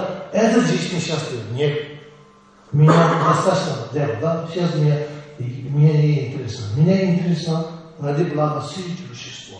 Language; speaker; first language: Russian; non-native, learner; Tibetan